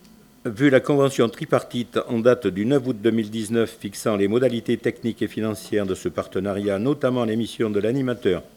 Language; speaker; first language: French; native; French